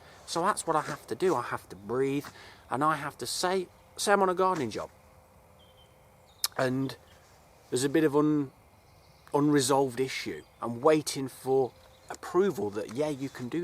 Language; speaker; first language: English; native; English